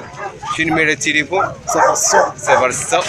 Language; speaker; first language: Arabic; native; Arabic